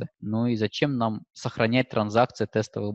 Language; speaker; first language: Russian; native; Russian